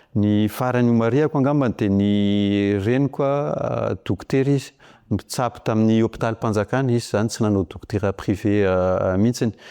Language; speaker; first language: Malagasy; non-native, local second language; French